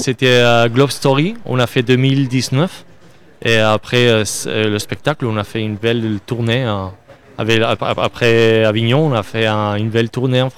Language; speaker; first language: French; non-native, learner; Spanish